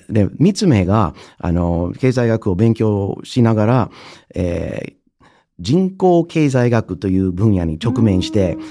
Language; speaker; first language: Japanese; non-native, fluent; English